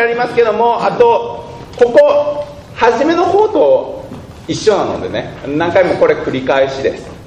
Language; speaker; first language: Japanese; native; Japanese